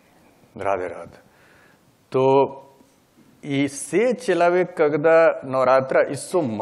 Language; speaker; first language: Russian; non-native, learner; Hindi